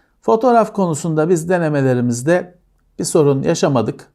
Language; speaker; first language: Turkish; native; Turkish